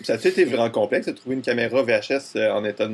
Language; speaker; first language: French; native; French